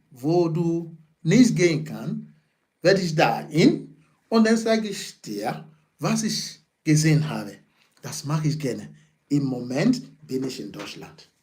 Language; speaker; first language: German; non-native, learner; Yoruba